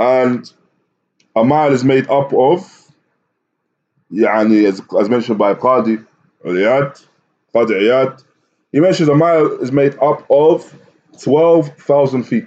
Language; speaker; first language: English; native; English